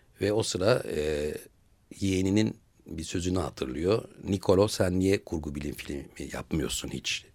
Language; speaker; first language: Turkish; native; Turkish